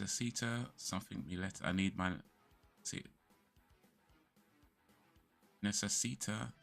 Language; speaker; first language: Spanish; non-native, learner; English